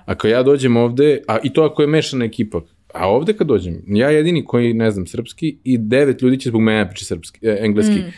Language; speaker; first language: Serbian; native; Serbian